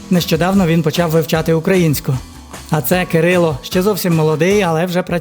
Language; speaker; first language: Ukrainian; native; Ukrainian